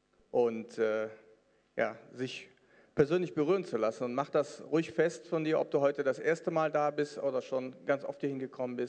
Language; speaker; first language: German; native; German